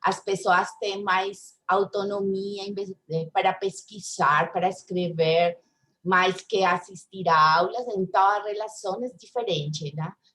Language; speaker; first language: Portuguese; non-native, learner; Spanish